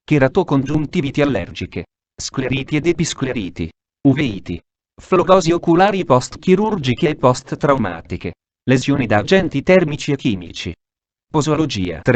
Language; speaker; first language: Italian; native; Italian